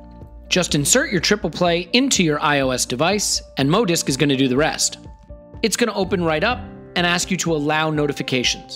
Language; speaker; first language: English; native; English